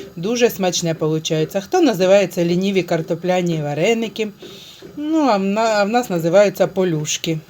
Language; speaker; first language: Ukrainian; non-native, local second language; Russian